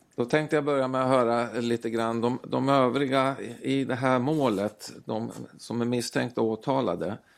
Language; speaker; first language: Swedish; native; Swedish